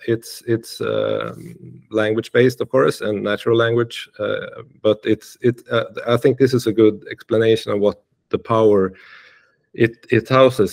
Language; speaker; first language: English; non-native, fluent; Swedish